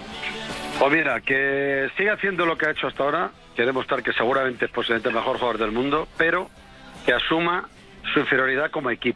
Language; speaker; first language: Spanish; native; Spanish